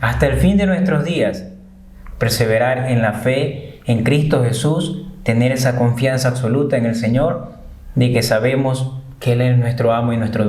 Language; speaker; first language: Spanish; native; Spanish